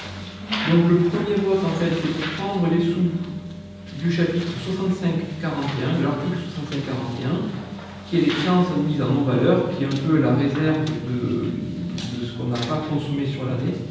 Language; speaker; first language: French; native; French